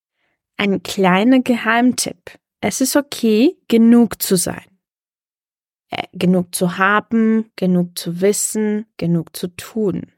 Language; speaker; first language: German; non-native, fluent; Czech